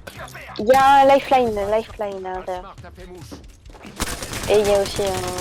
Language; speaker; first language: French; native; French